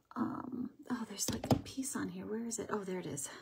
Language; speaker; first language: English; native; English